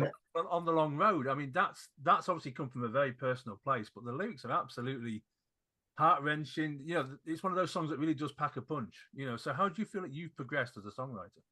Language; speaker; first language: English; native; English